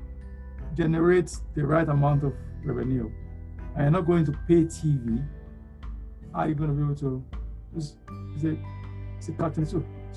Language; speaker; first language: English; non-native, local second language; Yoruba